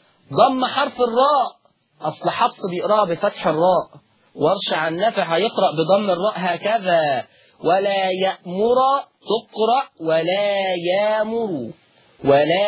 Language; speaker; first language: Arabic; native; Arabic